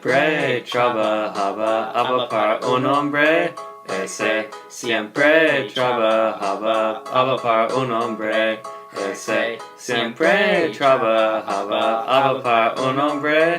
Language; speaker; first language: Spanish; non-native, learner; English